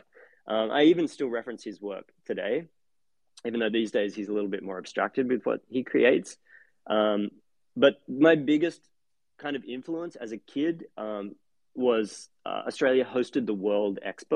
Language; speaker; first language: English; native; English